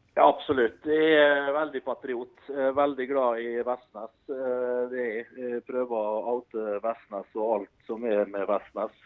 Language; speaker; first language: Norwegian; early bilingual, other home language; Dutch